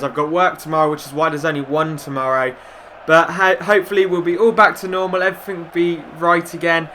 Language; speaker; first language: English; native; English